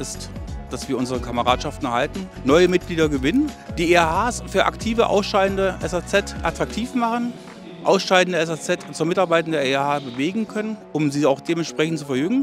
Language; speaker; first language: German; native; German